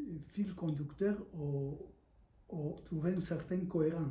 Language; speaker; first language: French; non-native, fluent; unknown